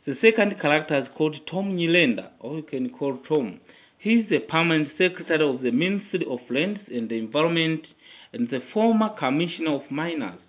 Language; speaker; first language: English; non-native, local second language; Swahili